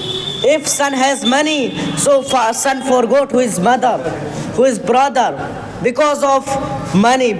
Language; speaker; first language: English; non-native, learner; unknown